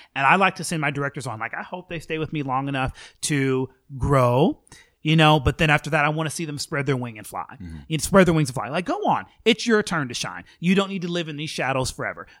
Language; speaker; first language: English; native; English